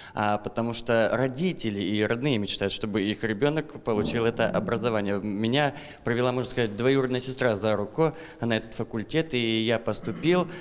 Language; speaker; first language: Russian; native; Russian